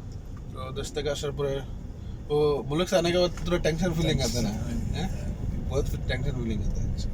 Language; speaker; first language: Hindi; non-native, learner; Bangla